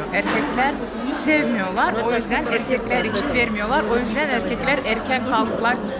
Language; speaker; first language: Turkish; early bilingual, heritage; Turkish